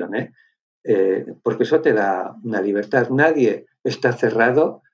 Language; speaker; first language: Spanish; native; Spanish